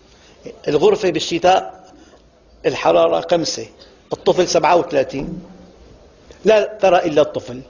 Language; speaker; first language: Arabic; native; Arabic